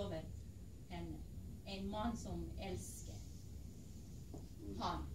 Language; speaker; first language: Norwegian; non-native, learner; Persian